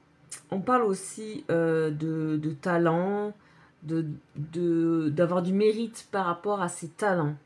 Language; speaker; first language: French; native; French